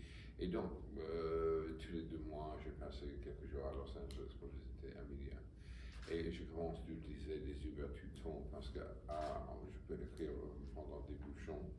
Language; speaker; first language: French; non-native, fluent; English